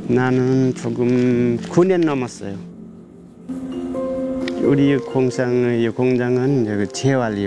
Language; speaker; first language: Korean; non-native, learner; Nepali